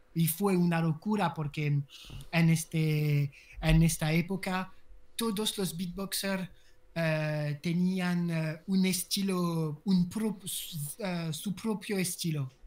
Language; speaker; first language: Spanish; non-native, learner; French